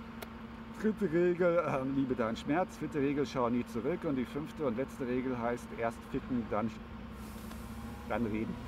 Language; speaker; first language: German; native; German